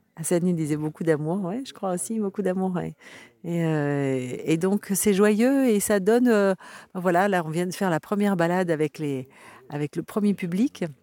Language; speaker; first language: French; native; French